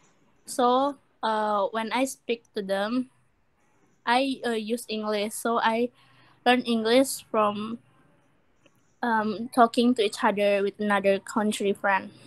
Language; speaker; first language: English; non-native, learner; Indonesian